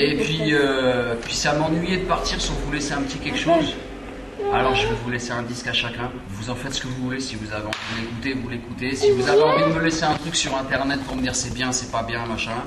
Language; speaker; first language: French; native; French